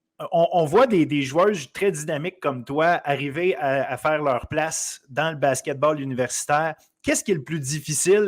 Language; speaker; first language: French; native; French